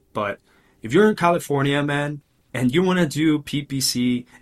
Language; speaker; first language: English; early bilingual, other home language; Spanish